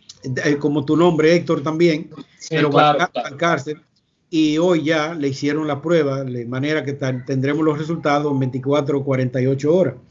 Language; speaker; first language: Spanish; native; Spanish